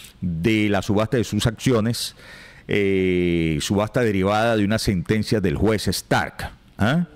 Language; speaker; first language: Spanish; native; Spanish